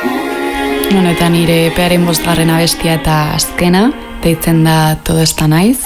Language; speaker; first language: Basque; non-native, local second language; Spanish